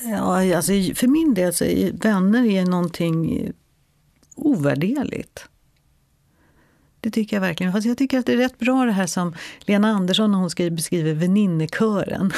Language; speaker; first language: Swedish; native; Swedish